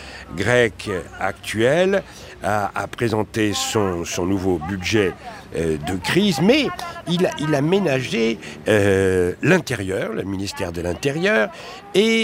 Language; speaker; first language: French; native; French